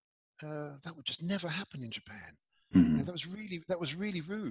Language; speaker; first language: English; native; English